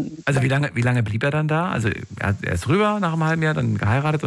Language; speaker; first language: German; native; German